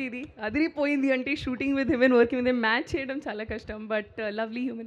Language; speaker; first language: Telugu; non-native, learner; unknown